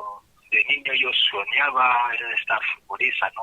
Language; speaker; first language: Spanish; non-native, fluent; French